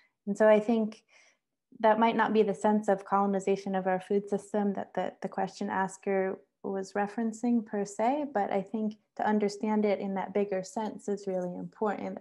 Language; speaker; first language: English; native; English